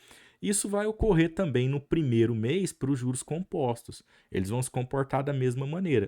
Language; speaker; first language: Portuguese; native; Portuguese